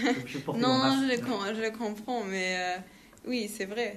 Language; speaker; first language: French; non-native, local second language; Luxembourgish